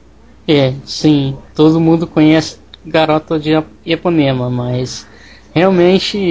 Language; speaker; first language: Portuguese; non-native, learner; English